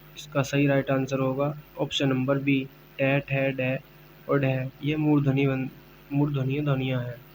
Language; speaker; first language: Hindi; native; Hindi